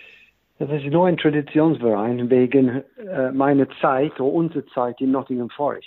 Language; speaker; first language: German; non-native, fluent; English